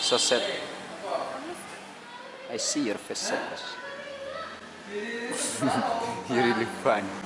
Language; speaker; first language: English; non-native, learner; Indonesian